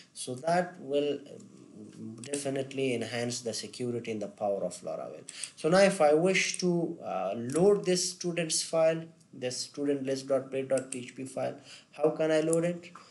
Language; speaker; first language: English; non-native, fluent; Persian